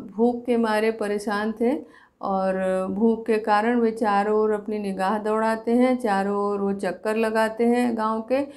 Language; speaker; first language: Hindi; native; Hindi